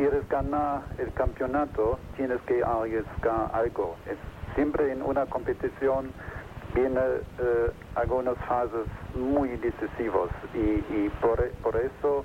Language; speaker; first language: Spanish; non-native, fluent; German